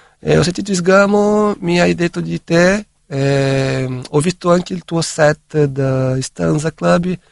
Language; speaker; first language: Italian; non-native, fluent; Portuguese